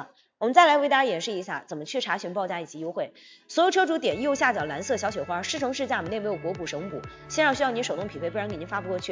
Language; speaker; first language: Chinese; native; Chinese